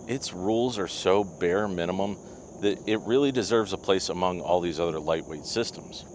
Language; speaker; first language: English; native; English